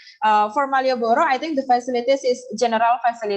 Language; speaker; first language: English; non-native, learner; Indonesian